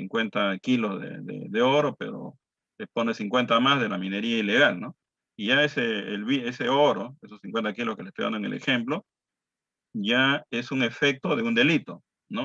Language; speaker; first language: Spanish; native; Spanish